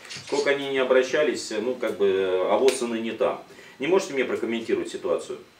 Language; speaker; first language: Russian; native; Russian